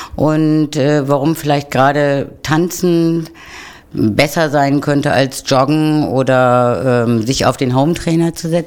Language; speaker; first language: German; native; German